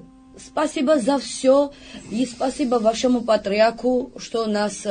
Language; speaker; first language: Russian; non-native, fluent; Georgian